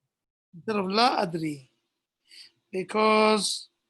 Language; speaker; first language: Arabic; non-native, fluent; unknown